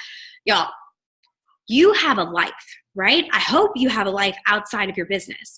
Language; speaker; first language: English; native; English